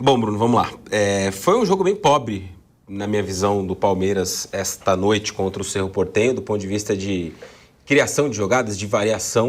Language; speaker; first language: Portuguese; native; Portuguese